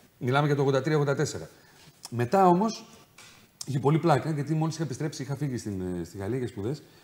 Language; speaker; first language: Greek; native; Greek